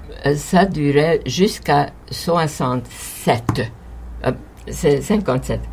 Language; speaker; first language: French; non-native, fluent; Hungarian